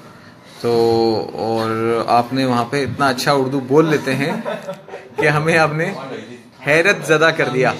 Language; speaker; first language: Urdu; native; Urdu